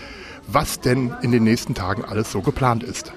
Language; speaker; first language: German; native; German